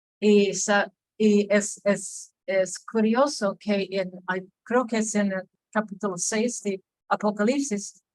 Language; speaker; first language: Spanish; non-native, fluent; English